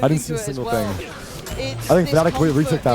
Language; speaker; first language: English; native; English